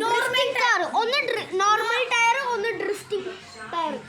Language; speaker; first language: Malayalam; early bilingual, heritage; Malayalam